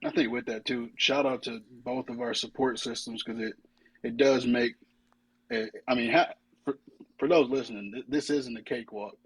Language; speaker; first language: English; native; English